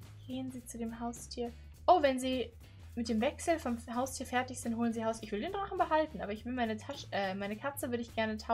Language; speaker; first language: German; native; German